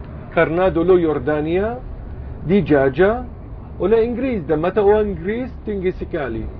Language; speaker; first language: Indonesian; non-native, fluent; Arabic